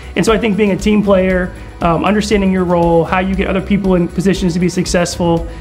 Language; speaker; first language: English; native; English